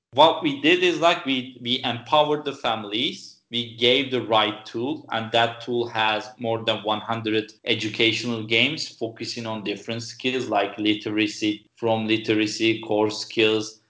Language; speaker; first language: English; non-native, fluent; Turkish